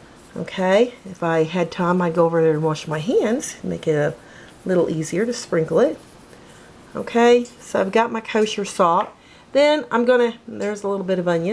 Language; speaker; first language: English; native; English